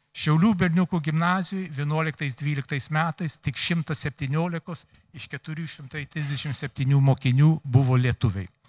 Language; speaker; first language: Lithuanian; early bilingual, heritage; Lithuanian